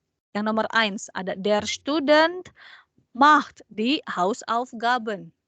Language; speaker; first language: German; non-native, fluent; Indonesian